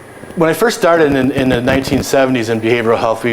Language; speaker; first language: English; native; English